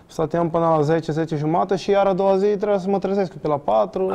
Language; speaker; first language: Romanian; non-native, fluent; Portuguese